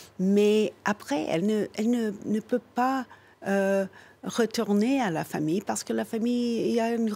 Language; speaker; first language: French; non-native, fluent; English